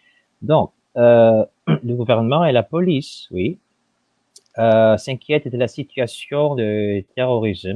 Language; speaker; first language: French; non-native, fluent; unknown